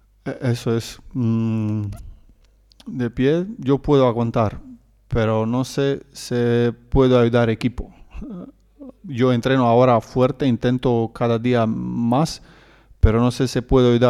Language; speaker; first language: Spanish; non-native, learner; Croatian